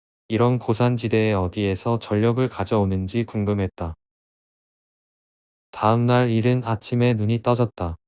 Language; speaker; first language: Korean; native; Korean